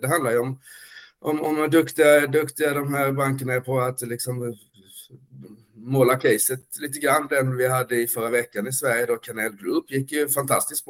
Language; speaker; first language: Swedish; native; Swedish